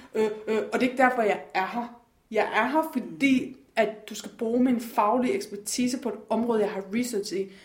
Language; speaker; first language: Danish; native; Danish